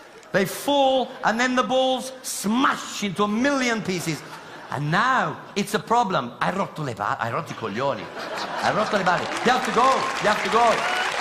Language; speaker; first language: English; native; English